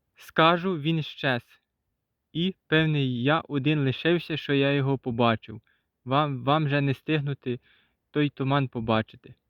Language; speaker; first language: Ukrainian; native; Ukrainian